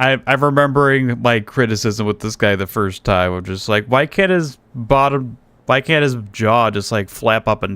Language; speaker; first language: English; native; English